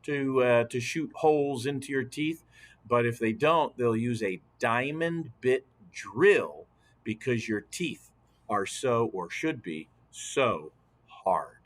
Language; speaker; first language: English; native; English